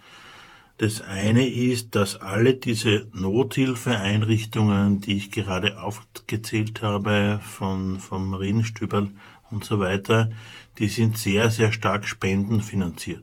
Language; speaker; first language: German; native; German